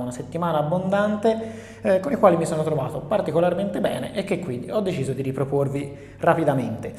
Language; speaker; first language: Italian; native; Italian